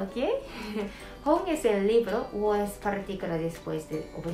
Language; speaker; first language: Spanish; non-native, fluent; Japanese